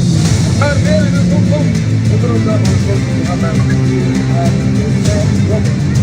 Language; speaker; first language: Swedish; non-native, learner; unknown